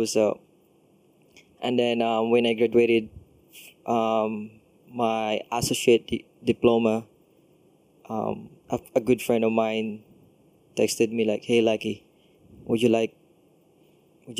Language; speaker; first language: English; non-native, local second language; Cebuano